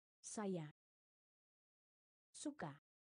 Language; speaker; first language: Indonesian; non-native, learner; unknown